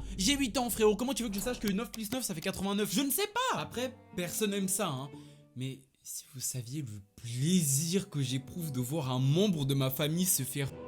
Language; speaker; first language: French; early bilingual, other home language; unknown